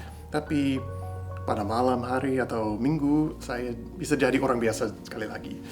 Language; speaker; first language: Indonesian; non-native, fluent; English